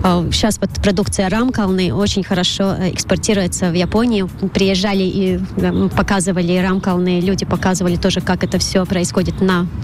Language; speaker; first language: Russian; non-native, local second language; Latvian